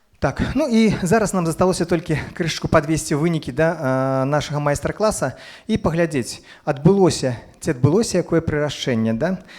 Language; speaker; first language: Belarusian; non-native, local second language; Russian